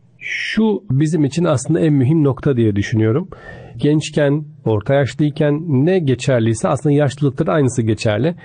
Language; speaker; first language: Turkish; native; Turkish